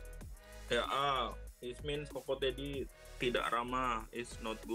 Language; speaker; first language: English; non-native, learner; Indonesian